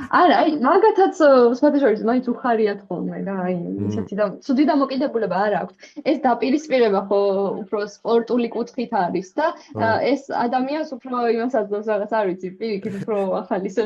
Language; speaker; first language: Georgian; native; Georgian